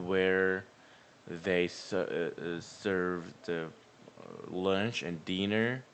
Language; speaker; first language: English; non-native, learner; Korean